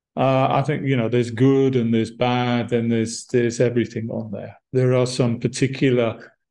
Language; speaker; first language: English; native; English